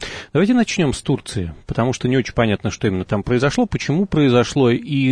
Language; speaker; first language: Russian; native; Russian